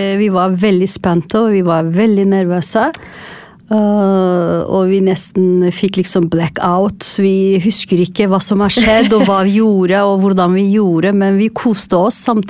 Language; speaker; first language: Norwegian; non-native, fluent; Turkish